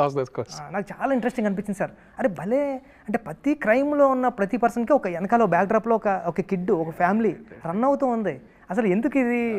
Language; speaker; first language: Telugu; native; Telugu